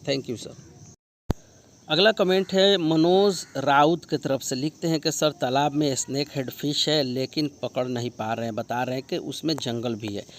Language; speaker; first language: Hindi; native; Hindi